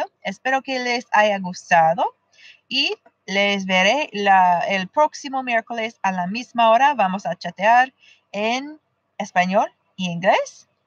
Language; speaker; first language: Spanish; non-native, fluent; English